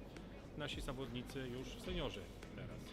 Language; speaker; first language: Polish; native; Polish